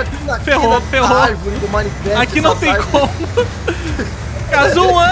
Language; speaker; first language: Portuguese; native; Portuguese